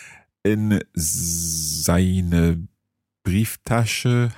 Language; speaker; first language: German; non-native, learner; English